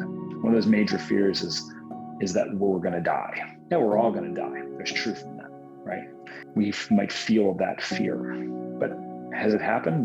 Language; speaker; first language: English; native; English